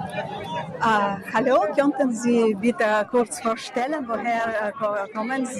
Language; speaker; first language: German; non-native, fluent; Ukrainian